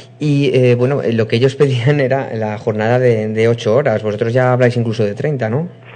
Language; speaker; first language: Spanish; native; Spanish